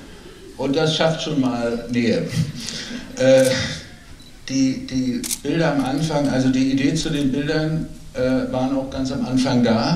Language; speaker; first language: German; native; German